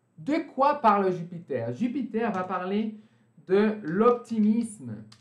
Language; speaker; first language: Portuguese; non-native, fluent; French